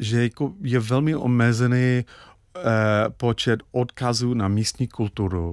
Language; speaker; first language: Czech; non-native, fluent; English